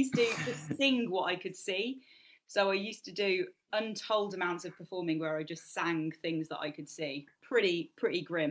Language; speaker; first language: English; native; English